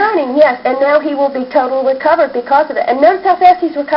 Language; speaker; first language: English; native; English